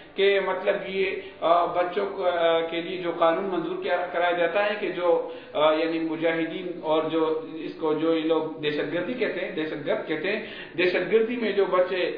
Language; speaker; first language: Urdu; non-native, local second language; Pashto